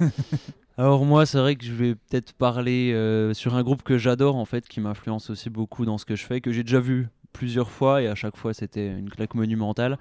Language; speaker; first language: French; native; French